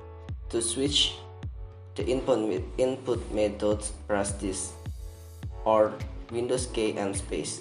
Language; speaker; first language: English; non-native, learner; Indonesian